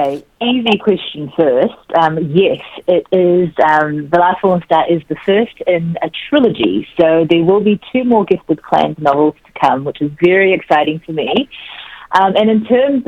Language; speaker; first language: English; native; English